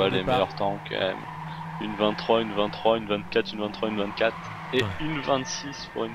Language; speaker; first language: French; native; French